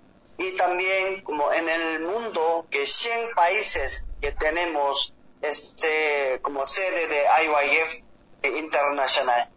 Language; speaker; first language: Spanish; non-native, learner; Korean